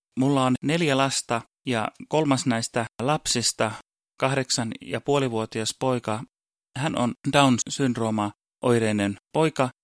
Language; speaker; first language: Finnish; early bilingual, heritage; Finnish